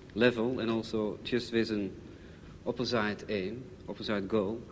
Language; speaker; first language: English; non-native, fluent; Dutch